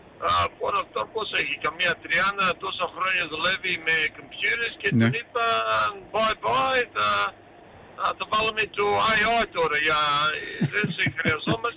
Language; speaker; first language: Greek; early bilingual, heritage; Greek